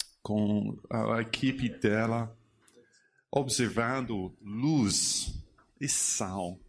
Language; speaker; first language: Portuguese; non-native, learner; English